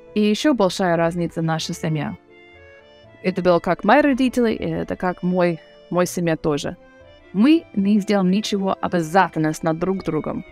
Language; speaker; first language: Russian; non-native, learner; English